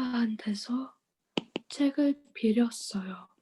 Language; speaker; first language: Korean; non-native, learner; English